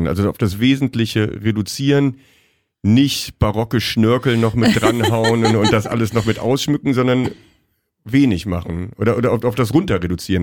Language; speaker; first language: German; native; German